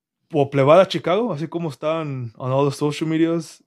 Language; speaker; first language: Spanish; native; Spanish